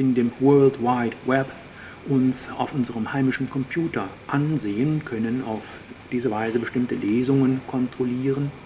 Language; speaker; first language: German; native; German